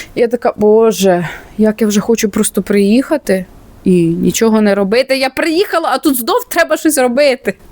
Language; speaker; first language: Ukrainian; non-native, local second language; Russian